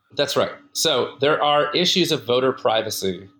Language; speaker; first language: English; native; English